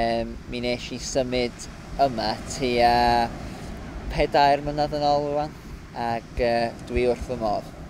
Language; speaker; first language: Welsh; non-native, fluent; English